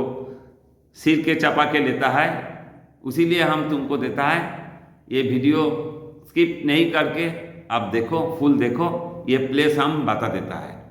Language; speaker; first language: Hindi; non-native, local second language; Bangla